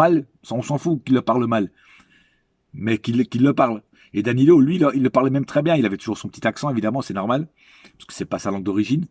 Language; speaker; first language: French; native; French